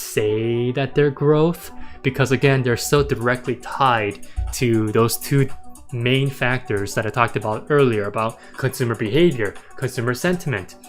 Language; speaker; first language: English; native; English